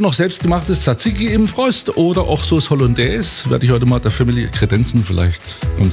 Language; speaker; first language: German; native; German